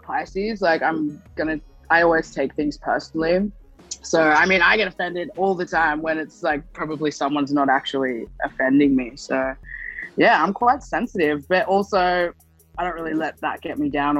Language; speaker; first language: English; native; English